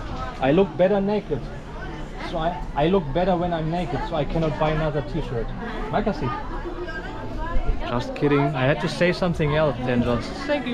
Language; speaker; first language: English; non-native, fluent; German